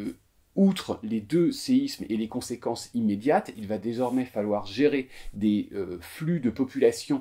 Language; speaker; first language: French; native; French